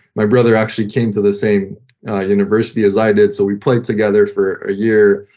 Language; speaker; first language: English; non-native, fluent; French